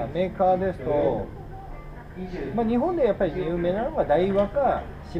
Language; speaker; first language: Japanese; native; Japanese